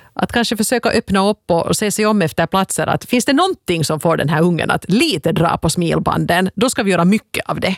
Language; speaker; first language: Swedish; native; Swedish